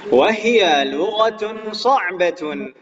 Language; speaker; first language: Arabic; non-native, fluent; Indonesian